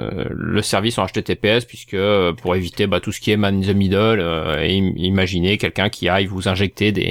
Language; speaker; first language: French; native; French